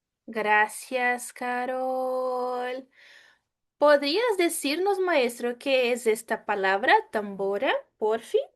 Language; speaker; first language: Spanish; non-native, fluent; Portuguese